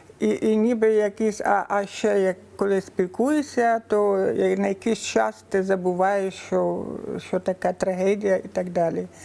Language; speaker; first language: Ukrainian; native; Ukrainian